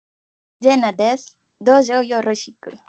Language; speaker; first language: Japanese; non-native, learner; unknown